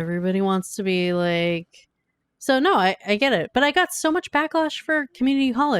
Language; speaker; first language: English; native; English